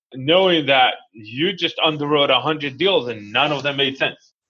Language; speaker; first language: English; non-native, fluent; Hebrew